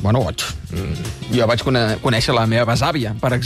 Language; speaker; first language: Catalan; native; Catalan